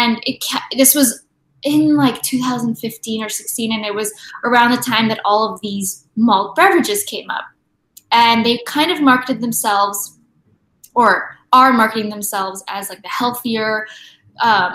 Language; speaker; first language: English; non-native, local second language; Filipino